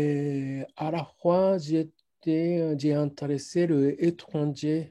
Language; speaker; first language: French; non-native, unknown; Japanese